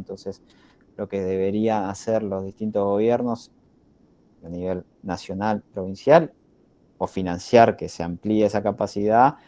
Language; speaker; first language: Spanish; native; Spanish